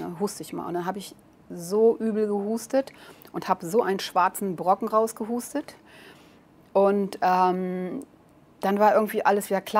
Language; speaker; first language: German; native; German